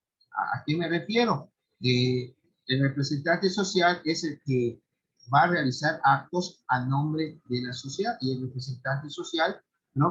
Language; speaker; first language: Spanish; native; Spanish